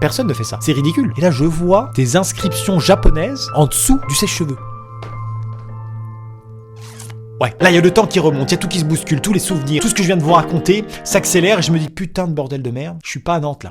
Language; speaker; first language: French; native; French